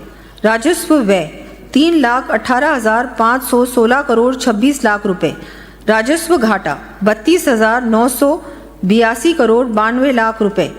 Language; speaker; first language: Hindi; native; Hindi